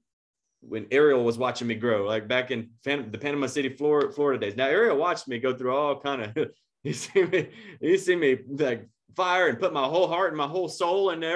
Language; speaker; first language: English; native; English